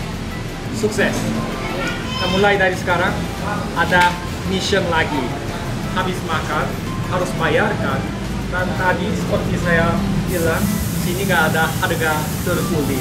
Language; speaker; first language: Indonesian; non-native, learner; Korean